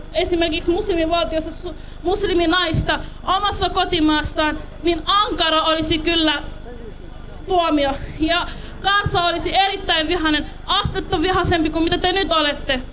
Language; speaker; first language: Finnish; early bilingual, other home language; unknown